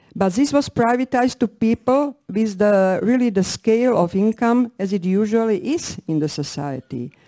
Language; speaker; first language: English; non-native, fluent; Slovak